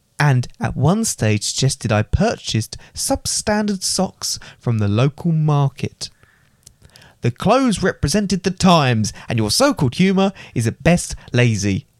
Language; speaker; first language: English; native; English